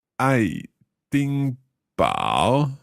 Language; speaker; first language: Chinese; non-native, learner; English